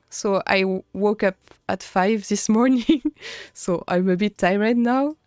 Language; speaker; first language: English; non-native, fluent; French